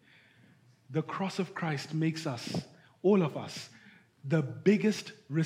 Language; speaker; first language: English; non-native, local second language; Shona